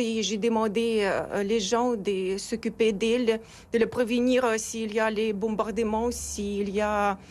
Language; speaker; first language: French; non-native, fluent; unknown